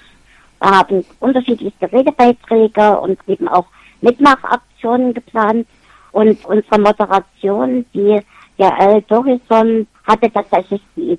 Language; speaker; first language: German; native; German